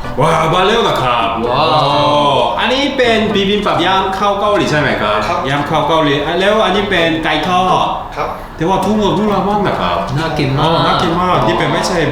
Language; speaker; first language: Thai; non-native, learner; Korean